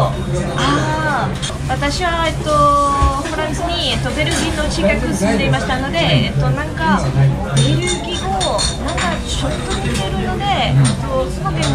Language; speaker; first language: Japanese; non-native, learner; French